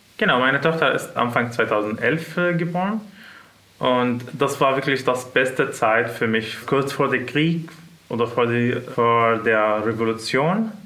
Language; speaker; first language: German; non-native, fluent; Arabic